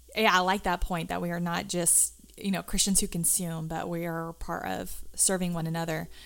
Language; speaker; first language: English; native; English